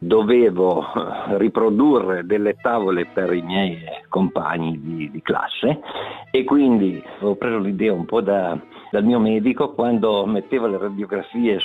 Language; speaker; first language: Italian; native; Italian